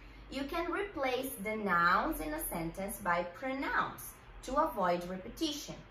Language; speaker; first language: English; non-native, fluent; Portuguese